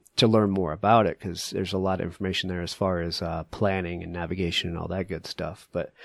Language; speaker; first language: English; native; English